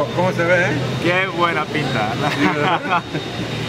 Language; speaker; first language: Spanish; non-native, fluent; Japanese